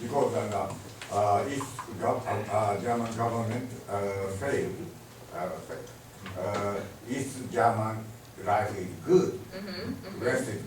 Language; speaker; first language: English; non-native, learner; Japanese